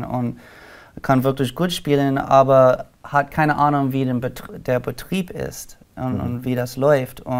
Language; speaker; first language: German; non-native, learner; English